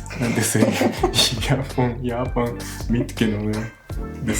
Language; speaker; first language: German; non-native, learner; Japanese